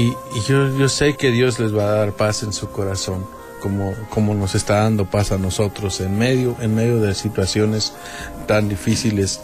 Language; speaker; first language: Spanish; native; Spanish